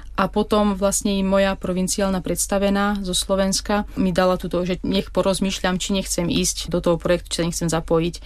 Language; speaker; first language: Slovak; native; Slovak